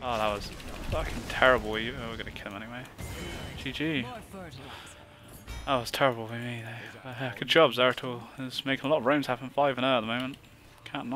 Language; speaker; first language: English; native; English